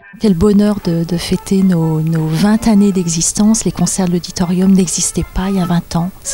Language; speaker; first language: French; native; French